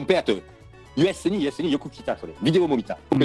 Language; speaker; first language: Japanese; non-native, learner; French